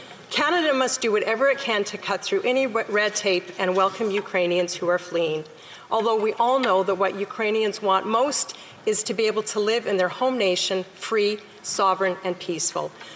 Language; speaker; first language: English; native; English